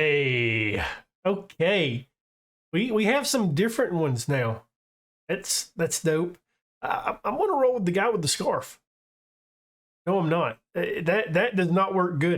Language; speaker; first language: English; native; English